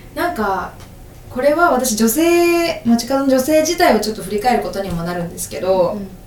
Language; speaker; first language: Japanese; native; Japanese